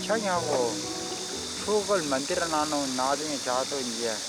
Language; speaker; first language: Korean; native; Korean